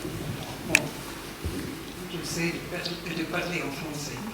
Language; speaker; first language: French; non-native, learner; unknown